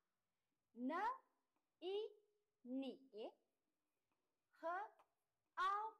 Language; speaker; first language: Chinese; non-native, learner; Garo